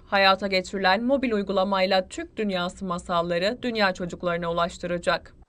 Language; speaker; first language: Turkish; native; Turkish